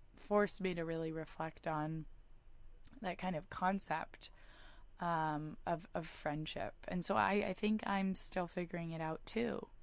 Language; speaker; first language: English; native; English